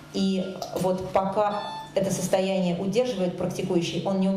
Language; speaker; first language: Russian; native; Russian